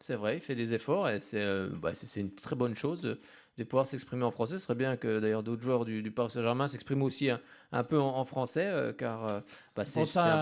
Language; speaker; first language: French; native; French